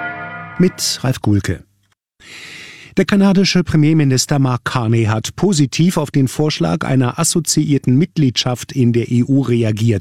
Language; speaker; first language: German; native; German